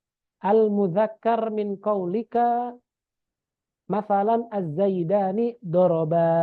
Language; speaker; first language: Arabic; non-native, fluent; Indonesian